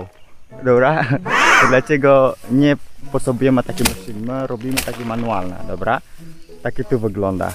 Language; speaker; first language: Polish; non-native, learner; Balinese